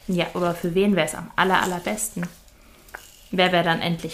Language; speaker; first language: German; native; German